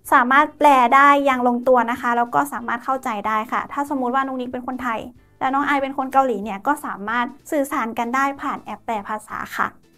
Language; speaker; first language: Thai; native; Thai